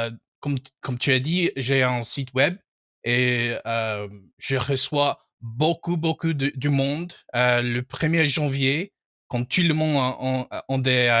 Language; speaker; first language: French; non-native, fluent; English